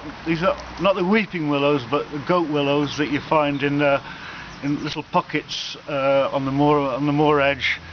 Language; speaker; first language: English; native; English